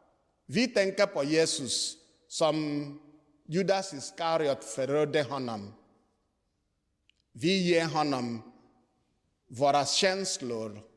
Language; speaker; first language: Swedish; non-native, fluent; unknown